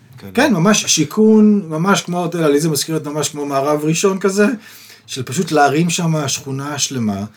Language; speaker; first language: Hebrew; native; Hebrew